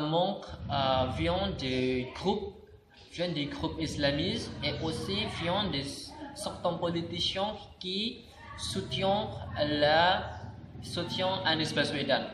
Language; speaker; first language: French; non-native, learner; Indonesian